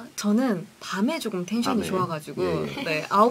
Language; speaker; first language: Korean; native; Korean